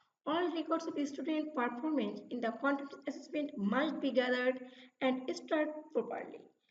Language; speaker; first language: English; non-native, local second language; Bangla